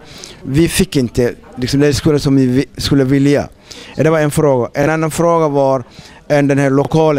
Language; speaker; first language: Swedish; non-native, fluent; Somali